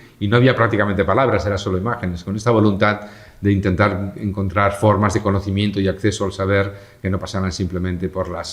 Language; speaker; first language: Spanish; native; Spanish